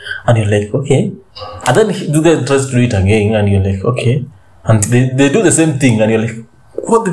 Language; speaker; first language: English; non-native, local second language; Luo (Kenya and Tanzania)